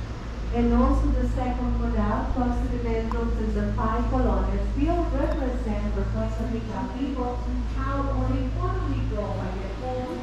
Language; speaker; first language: English; non-native, learner; Spanish